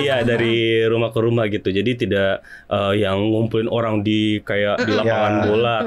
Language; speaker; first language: Indonesian; native; Indonesian